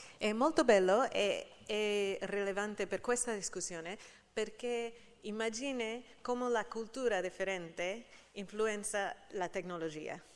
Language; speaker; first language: Italian; non-native, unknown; English